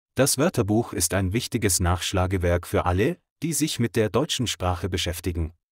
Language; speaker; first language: German; native; German